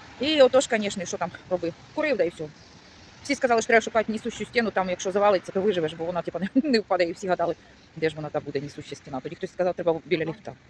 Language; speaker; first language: Ukrainian; native; Ukrainian